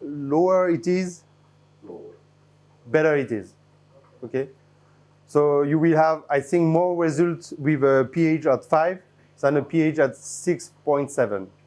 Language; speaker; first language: English; non-native, fluent; French